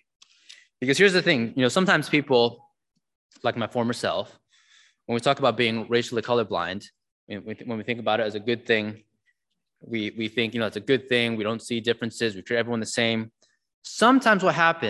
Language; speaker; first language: English; native; English